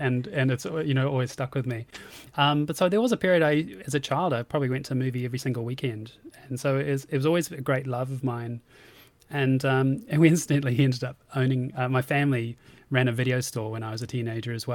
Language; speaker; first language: English; native; English